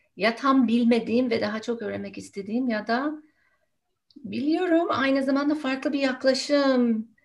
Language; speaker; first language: Turkish; non-native, fluent; English